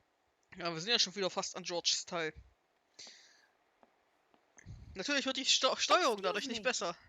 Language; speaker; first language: German; native; German